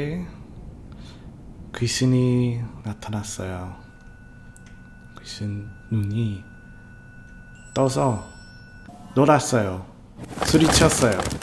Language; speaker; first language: Korean; non-native, learner; English